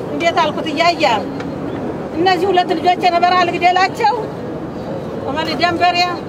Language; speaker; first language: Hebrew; non-native, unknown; Amharic